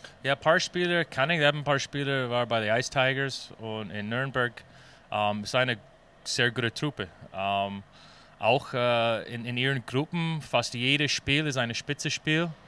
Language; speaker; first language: German; non-native, fluent; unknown